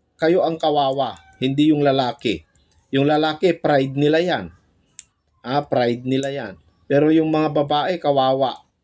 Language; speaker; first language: Filipino; non-native, local second language; Iloko